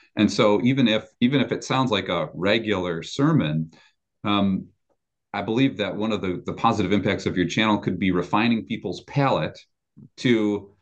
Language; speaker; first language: English; native; English